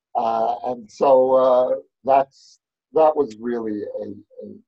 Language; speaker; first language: English; native; English